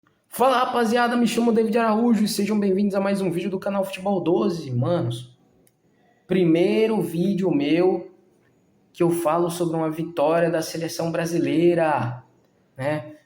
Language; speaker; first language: Portuguese; native; Portuguese